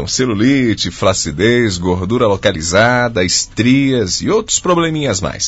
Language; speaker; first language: Portuguese; native; Portuguese